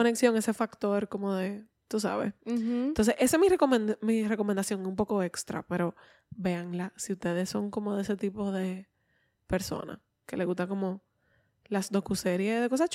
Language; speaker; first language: Spanish; native; Spanish